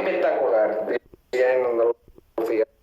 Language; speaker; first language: Spanish; non-native, fluent; Italian